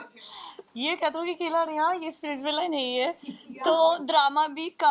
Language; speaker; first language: Hindi; non-native, learner; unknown